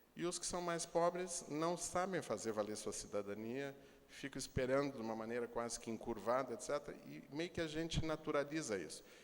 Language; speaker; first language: Portuguese; native; Portuguese